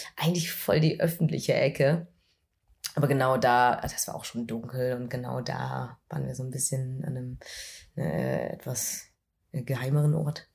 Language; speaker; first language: German; early bilingual, other home language; Vietnamese